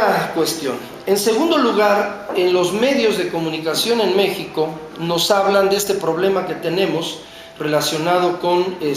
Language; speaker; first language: Spanish; native; Spanish